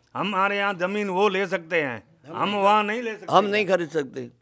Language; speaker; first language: Hindi; native; Hindi